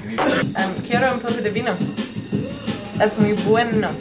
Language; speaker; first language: Spanish; non-native, learner; English